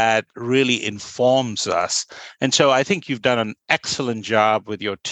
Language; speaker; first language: English; non-native, local second language; Bangla